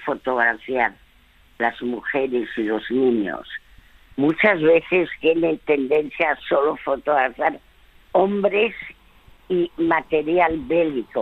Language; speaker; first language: Spanish; non-native, fluent; French